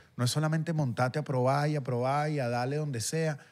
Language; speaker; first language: Spanish; native; Spanish